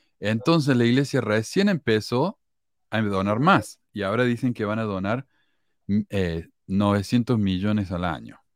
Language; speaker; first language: Spanish; native; Spanish